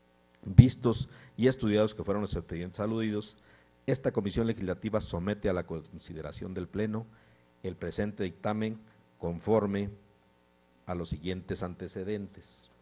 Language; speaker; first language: Spanish; native; Spanish